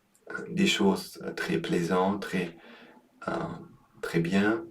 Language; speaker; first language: French; non-native, learner; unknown